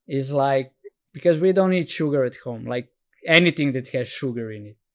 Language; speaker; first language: English; non-native, fluent; Slovenian